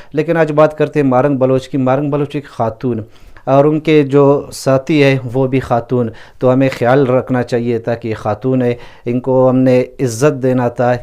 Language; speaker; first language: Urdu; non-native, local second language; Baluchi